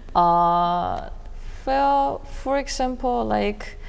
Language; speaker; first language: English; native; English